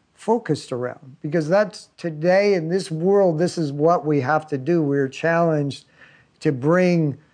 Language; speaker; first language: English; native; English